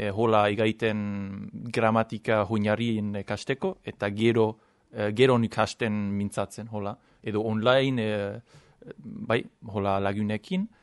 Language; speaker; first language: Basque; non-native, fluent; English